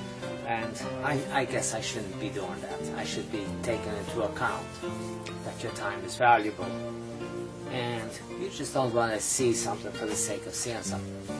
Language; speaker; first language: English; native; English